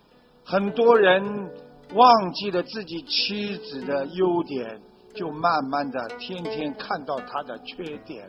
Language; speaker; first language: Chinese; native; Chinese